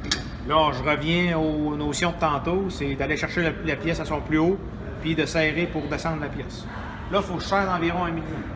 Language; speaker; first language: French; native; French